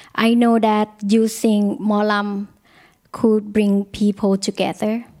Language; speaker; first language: English; non-native, learner; Thai